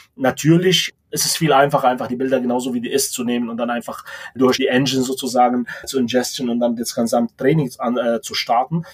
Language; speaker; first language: German; non-native, fluent; Arabic